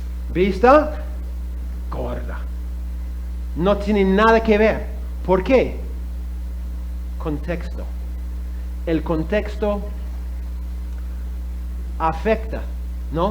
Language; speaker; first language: Spanish; non-native, fluent; English